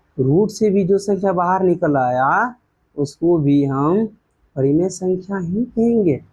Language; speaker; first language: Hindi; native; Hindi